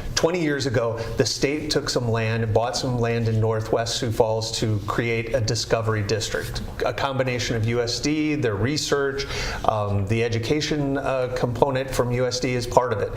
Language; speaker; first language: English; native; English